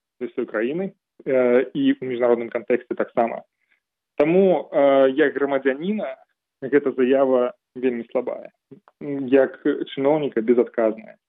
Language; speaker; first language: Belarusian; non-native, local second language; Russian